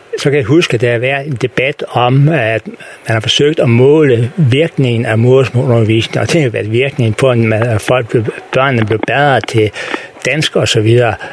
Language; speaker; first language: Danish; native; Danish